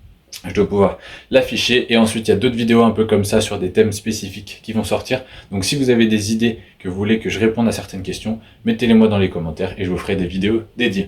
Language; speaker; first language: French; native; French